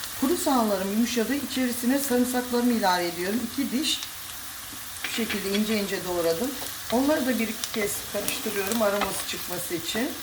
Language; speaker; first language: Turkish; native; Turkish